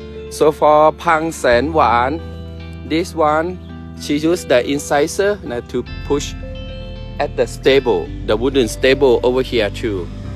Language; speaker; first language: English; non-native, learner; Thai